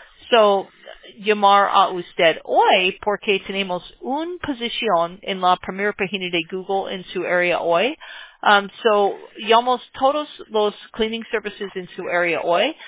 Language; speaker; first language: Spanish; non-native, learner; English